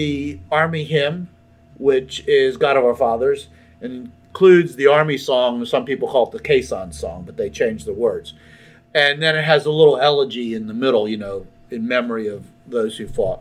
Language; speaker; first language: English; native; English